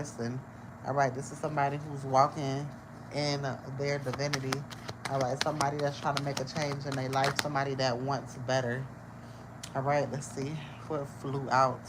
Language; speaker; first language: English; native; English